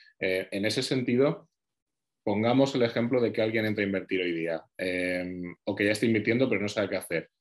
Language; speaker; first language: Spanish; native; Spanish